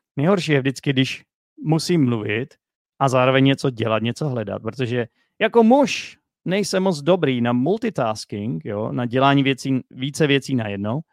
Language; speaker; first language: Czech; native; Czech